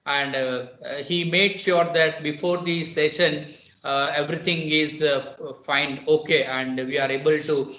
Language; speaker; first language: English; non-native, local second language; Gujarati